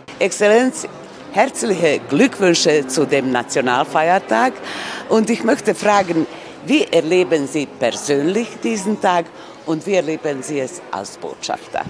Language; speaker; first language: German; non-native, local second language; Serbian